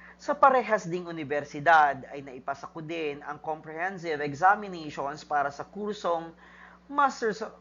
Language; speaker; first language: Filipino; native; Filipino